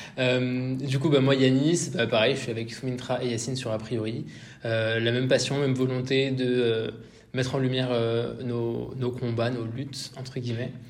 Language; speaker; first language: French; native; French